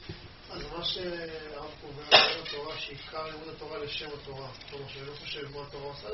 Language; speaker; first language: Hebrew; native; Hebrew